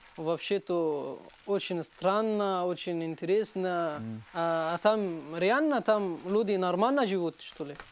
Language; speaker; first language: Russian; non-native, learner; Arabic